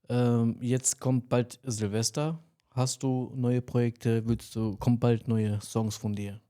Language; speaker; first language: German; early bilingual, heritage; Romany